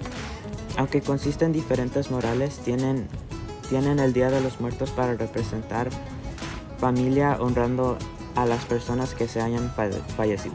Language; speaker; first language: Spanish; non-native, learner; English